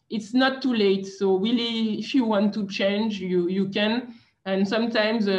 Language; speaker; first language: English; non-native, fluent; French